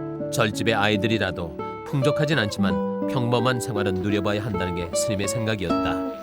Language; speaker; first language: Korean; native; Korean